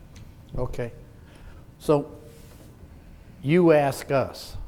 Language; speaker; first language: English; native; English